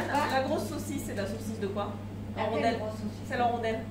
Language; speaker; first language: French; native; French